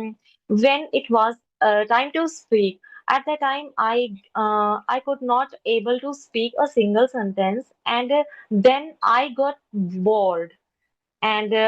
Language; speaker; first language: English; non-native, local second language; Hindi